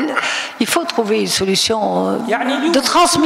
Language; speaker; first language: French; non-native, local second language; Arabic